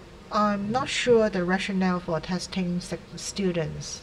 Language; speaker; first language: English; non-native, local second language; Cantonese